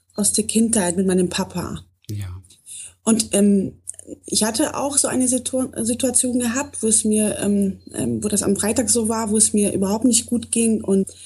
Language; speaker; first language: German; native; German